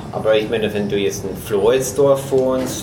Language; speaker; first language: German; non-native, fluent; English